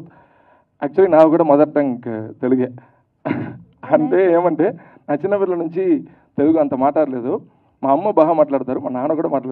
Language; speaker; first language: Telugu; early bilingual, heritage; Telugu